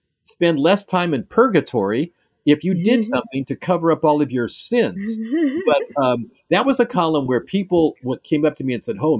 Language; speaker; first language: English; native; English